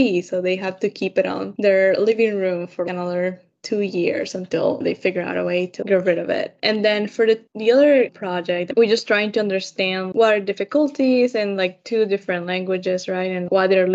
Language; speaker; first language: English; non-native, fluent; Spanish